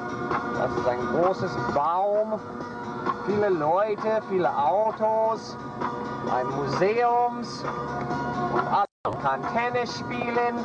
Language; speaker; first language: German; non-native, learner; English